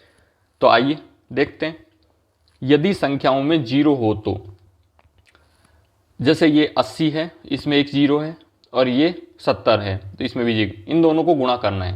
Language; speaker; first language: Hindi; native; Hindi